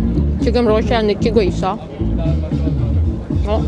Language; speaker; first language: Korean; non-native, learner; Russian